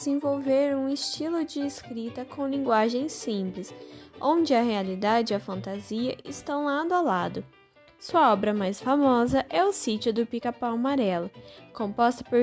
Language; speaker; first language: Portuguese; native; Portuguese